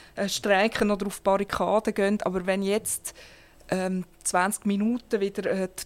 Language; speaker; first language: German; native; German